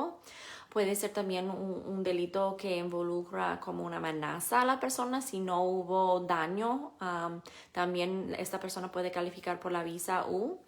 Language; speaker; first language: Spanish; non-native, fluent; English